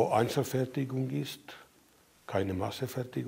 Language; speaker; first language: German; non-native, fluent; Czech